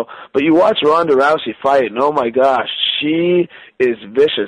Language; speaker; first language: English; native; English